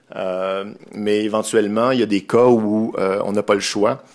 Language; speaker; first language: French; native; French